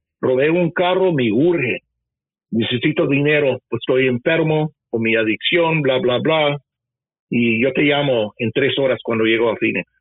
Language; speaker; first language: Spanish; early bilingual, heritage; Spanish